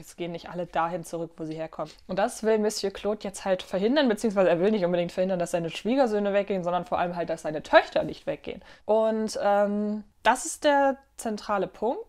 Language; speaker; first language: German; native; German